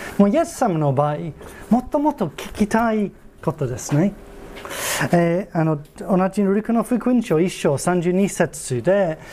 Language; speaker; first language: Japanese; non-native, fluent; English